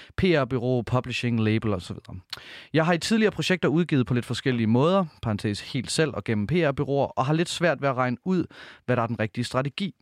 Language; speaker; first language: Danish; native; Danish